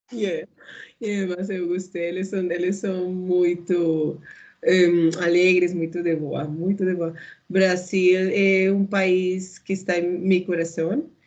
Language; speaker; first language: Portuguese; non-native, learner; Spanish